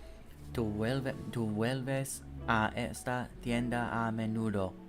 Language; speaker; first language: Spanish; non-native, learner; English